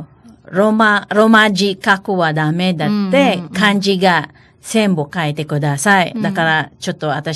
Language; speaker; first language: Japanese; non-native, learner; Filipino